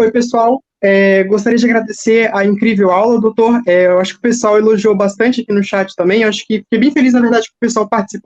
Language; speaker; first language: Portuguese; native; Portuguese